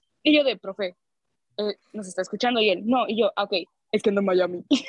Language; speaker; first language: Spanish; early bilingual, heritage; Spanish